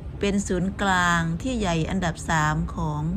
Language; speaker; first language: Thai; native; Thai